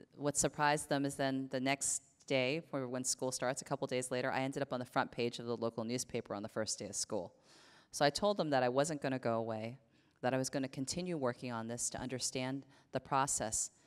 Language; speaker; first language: English; native; English